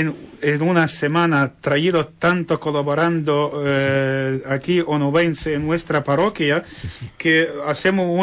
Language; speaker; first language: Spanish; non-native, learner; Ukrainian